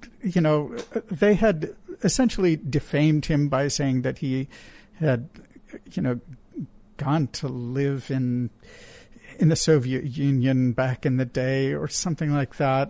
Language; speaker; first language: English; native; English